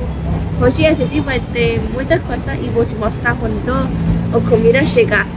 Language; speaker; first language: Portuguese; non-native, learner; Thai